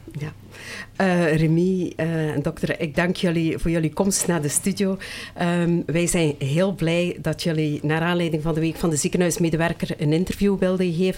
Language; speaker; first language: Dutch; native; Dutch